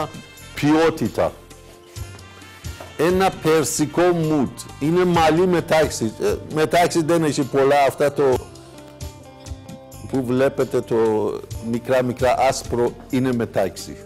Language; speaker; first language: Greek; non-native, fluent; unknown